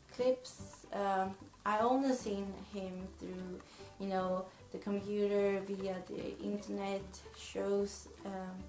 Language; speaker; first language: English; non-native, fluent; Swedish